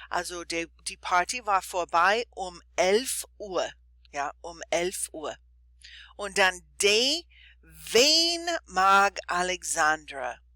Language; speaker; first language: German; non-native, fluent; English